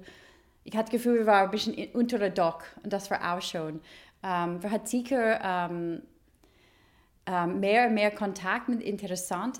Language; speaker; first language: German; non-native, learner; English